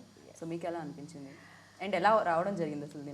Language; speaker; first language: Telugu; native; Telugu